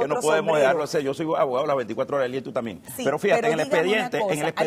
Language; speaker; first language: Spanish; native; Spanish